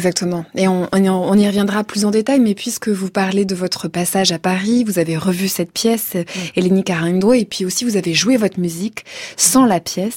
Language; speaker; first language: French; native; French